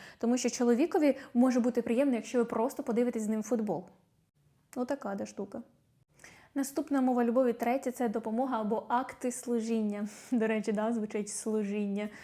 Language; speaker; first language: Ukrainian; native; Ukrainian